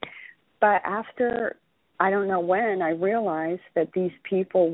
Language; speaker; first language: English; early bilingual, other home language; Spanish